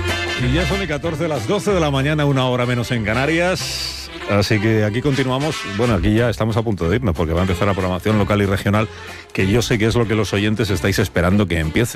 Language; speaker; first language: Spanish; native; Spanish